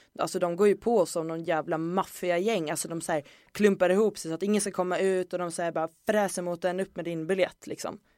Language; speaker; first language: Swedish; native; Swedish